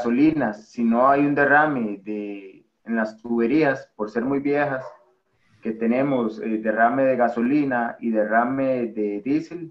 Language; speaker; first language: Spanish; native; Spanish